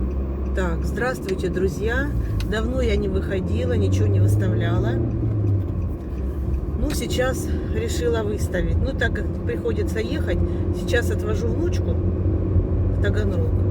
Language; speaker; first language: Russian; native; Russian